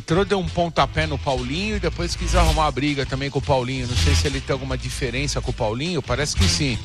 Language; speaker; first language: Portuguese; native; Portuguese